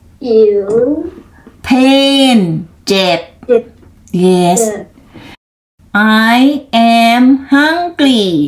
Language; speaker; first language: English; non-native, learner; Thai